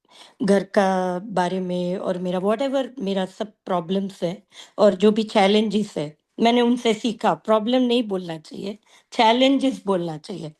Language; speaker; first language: Hindi; non-native, local second language; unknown